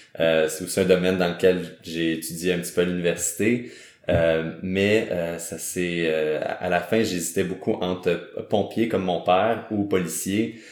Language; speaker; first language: French; native; French